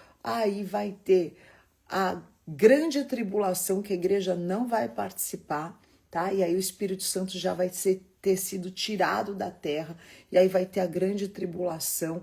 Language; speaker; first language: Portuguese; native; Portuguese